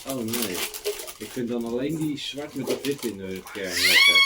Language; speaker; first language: Dutch; native; Dutch